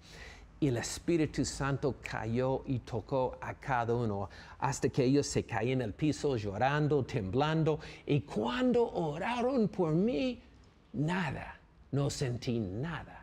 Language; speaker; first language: Spanish; non-native, fluent; English